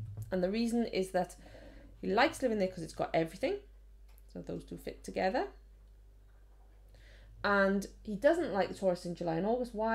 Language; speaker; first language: English; native; English